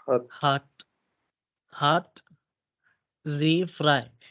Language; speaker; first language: German; non-native, fluent; Urdu